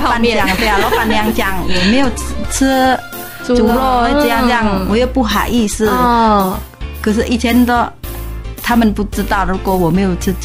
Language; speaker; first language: Chinese; non-native, learner; Indonesian